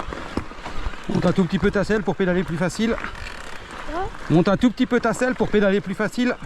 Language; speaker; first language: French; native; French